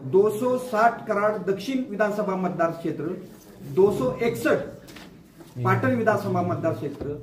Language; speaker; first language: Hindi; non-native, local second language; Marathi